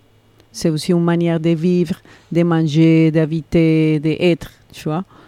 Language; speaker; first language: French; non-native, fluent; Spanish